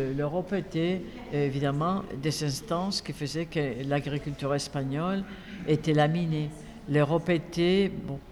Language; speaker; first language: French; non-native, fluent; Spanish